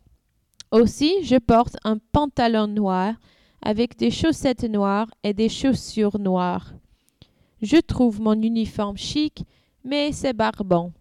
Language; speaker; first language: French; non-native, learner; English